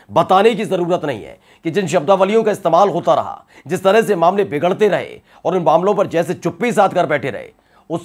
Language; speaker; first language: Hindi; native; Hindi